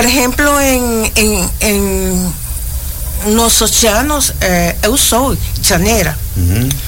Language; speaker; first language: Portuguese; non-native, learner; Spanish